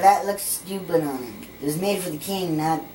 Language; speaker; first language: English; native; English